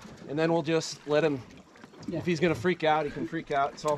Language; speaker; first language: English; native; English